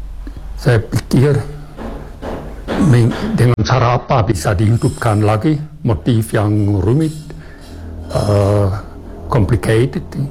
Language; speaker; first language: Indonesian; non-native, fluent; German